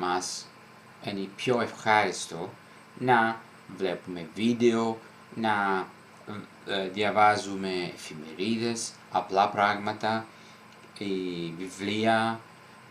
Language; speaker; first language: Greek; non-native, fluent; Italian